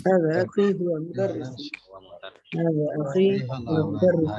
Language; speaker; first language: Arabic; non-native, learner; Bangla